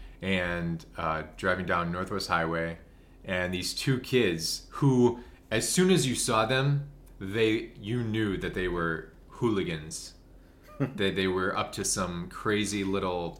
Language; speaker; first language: English; native; English